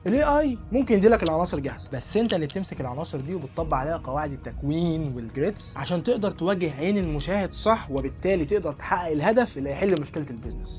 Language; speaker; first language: Arabic; native; Arabic